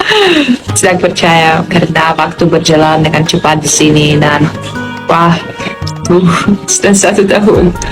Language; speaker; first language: Indonesian; non-native, fluent; Polish